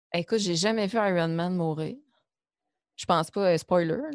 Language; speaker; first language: French; native; French